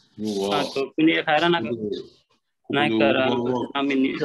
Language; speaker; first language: Japanese; non-native, learner; Nepali